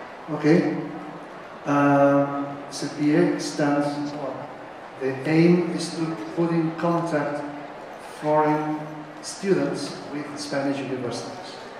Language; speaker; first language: English; non-native, fluent; Spanish